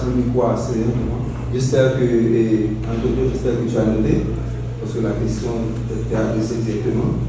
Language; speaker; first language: French; non-native, local second language; Haitian Creole